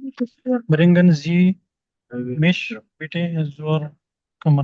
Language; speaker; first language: German; non-native, learner; Urdu